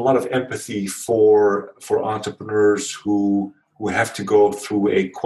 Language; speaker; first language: English; non-native, fluent; Dutch